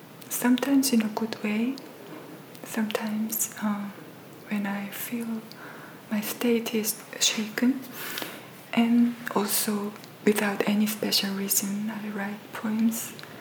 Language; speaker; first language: English; non-native, fluent; Korean